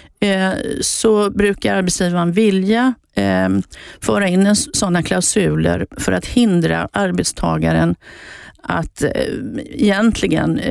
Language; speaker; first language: Swedish; native; Swedish